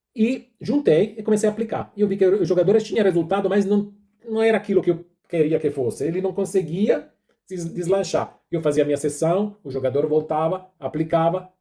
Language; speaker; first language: Portuguese; non-native, fluent; Italian